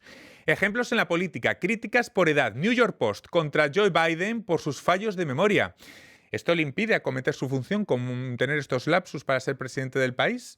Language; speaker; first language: Spanish; native; Spanish